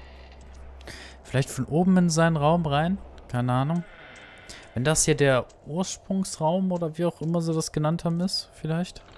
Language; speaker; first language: German; native; German